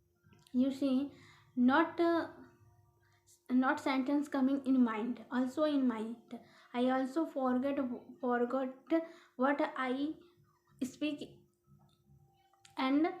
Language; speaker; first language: English; non-native, learner; Hindi